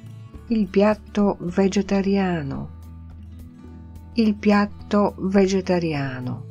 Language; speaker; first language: Italian; non-native, fluent; Polish